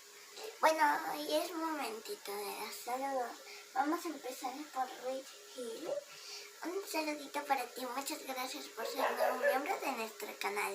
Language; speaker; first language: Spanish; native; Spanish